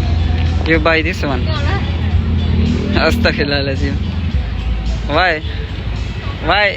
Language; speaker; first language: English; non-native, learner; Urdu